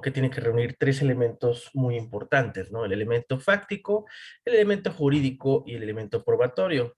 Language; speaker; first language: Spanish; native; Spanish